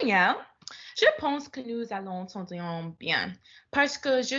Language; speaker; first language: French; non-native, learner; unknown